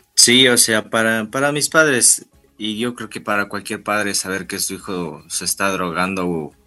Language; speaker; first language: Spanish; native; Spanish